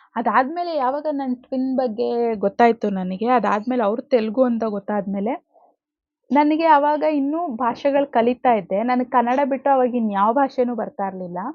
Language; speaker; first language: Kannada; native; Kannada